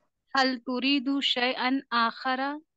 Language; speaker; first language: Arabic; non-native, learner; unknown